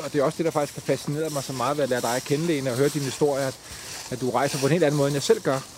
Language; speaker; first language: Danish; native; Danish